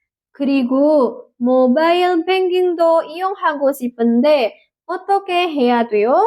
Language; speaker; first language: Korean; non-native, fluent; Indonesian